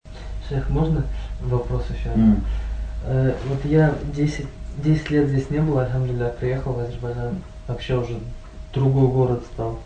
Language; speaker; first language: Russian; non-native, fluent; Azerbaijani